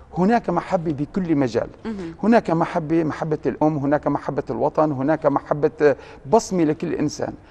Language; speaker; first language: Arabic; native; Arabic